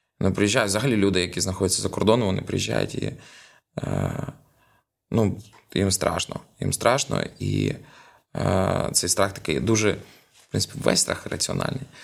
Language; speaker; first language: Ukrainian; non-native, local second language; Russian